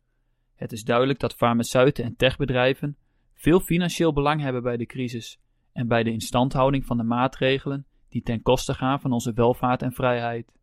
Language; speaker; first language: Dutch; native; Dutch